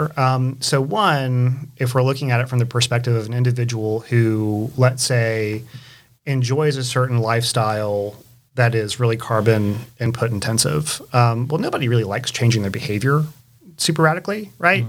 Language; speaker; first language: English; native; English